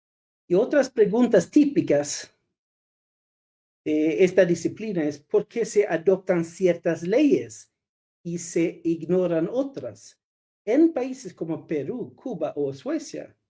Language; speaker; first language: Spanish; non-native, fluent; Swedish